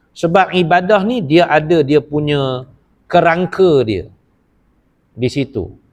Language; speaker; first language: Malay; native; Malay